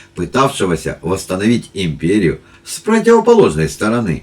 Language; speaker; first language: Russian; native; Russian